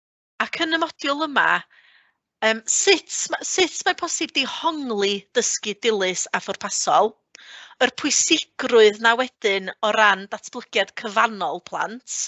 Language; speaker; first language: Welsh; native; Welsh